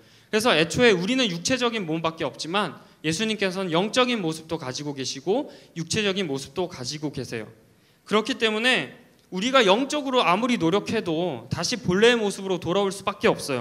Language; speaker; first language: Korean; native; Korean